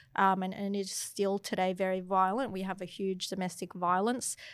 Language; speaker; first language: English; native; English